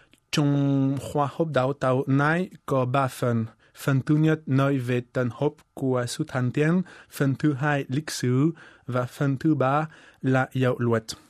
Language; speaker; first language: Vietnamese; non-native, fluent; French